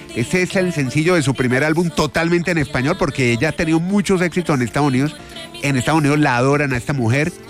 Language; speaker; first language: Spanish; native; Spanish